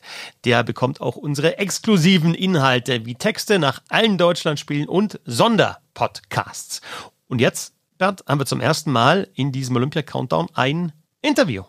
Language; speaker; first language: German; native; German